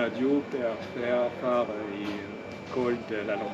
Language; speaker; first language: Italian; non-native, learner; French